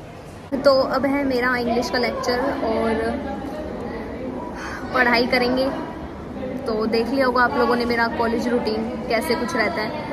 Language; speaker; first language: Hindi; native; Hindi